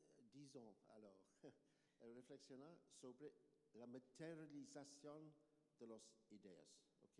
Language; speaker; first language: Spanish; non-native, learner; English